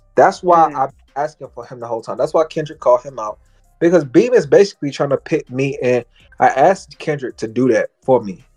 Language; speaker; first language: English; native; English